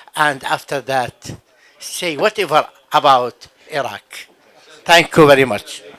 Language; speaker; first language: English; non-native, fluent; Arabic